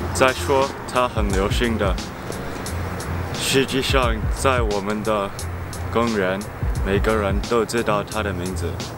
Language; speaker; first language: Chinese; non-native, learner; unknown